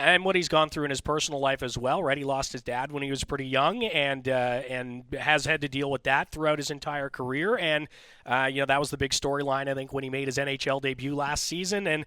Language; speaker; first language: English; native; English